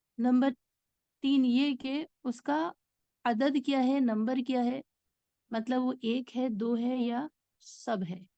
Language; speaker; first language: Urdu; native; Urdu